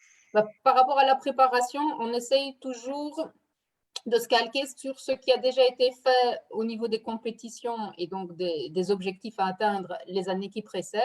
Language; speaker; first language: French; native; French